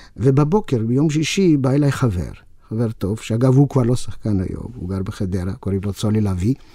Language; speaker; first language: Hebrew; non-native, fluent; Yiddish